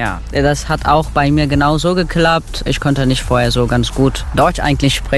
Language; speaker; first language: German; non-native, learner; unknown